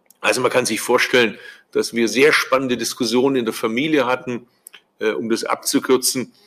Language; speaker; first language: German; early bilingual, other home language; Turkish